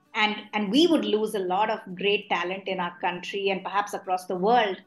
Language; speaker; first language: English; non-native, local second language; Hindi